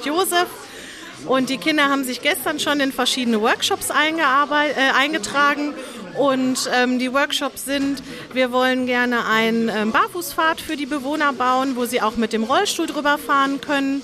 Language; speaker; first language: German; native; German